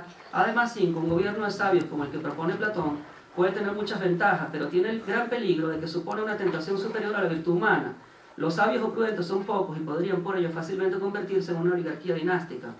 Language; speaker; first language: Spanish; native; Spanish